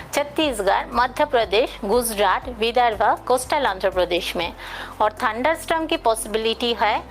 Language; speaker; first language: Hindi; non-native, local second language; Bangla